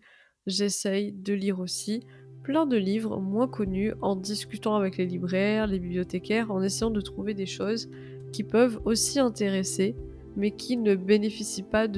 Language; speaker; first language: French; native; French